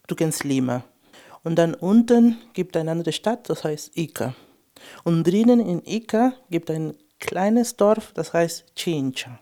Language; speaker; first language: German; non-native, fluent; Spanish